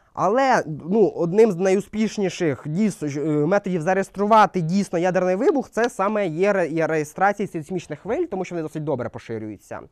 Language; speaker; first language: Ukrainian; non-native, local second language; Russian